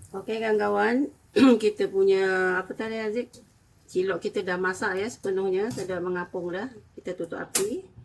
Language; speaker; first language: Malay; native; Malay